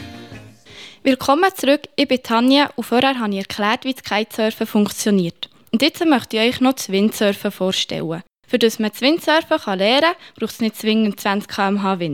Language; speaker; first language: German; native; German